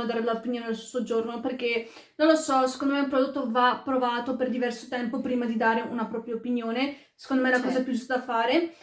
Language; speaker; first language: Italian; early bilingual, other home language; Arabic